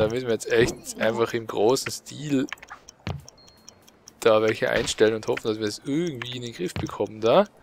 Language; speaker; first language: German; native; German